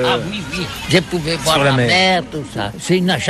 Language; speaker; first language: French; non-native, learner; Catalan